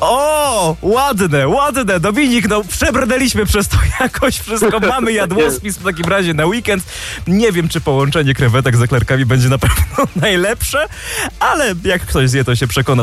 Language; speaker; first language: Polish; native; Polish